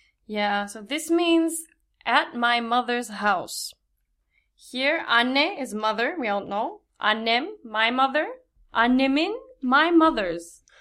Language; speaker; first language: English; non-native, fluent; Turkish